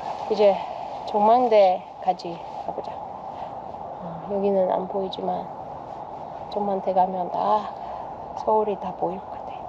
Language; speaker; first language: Korean; non-native, fluent; Russian